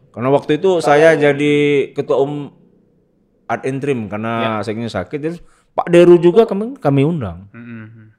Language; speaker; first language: Indonesian; native; Indonesian